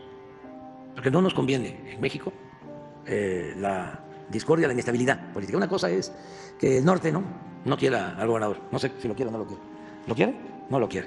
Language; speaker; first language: Spanish; native; Spanish